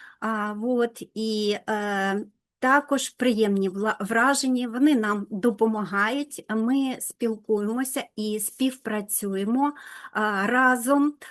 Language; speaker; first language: Ukrainian; non-native, local second language; Russian